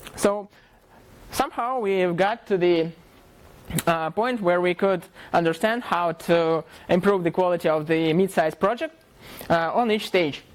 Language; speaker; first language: English; non-native, fluent; Russian